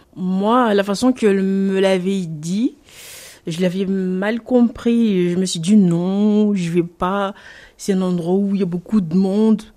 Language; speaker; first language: French; non-native, local second language; Comorian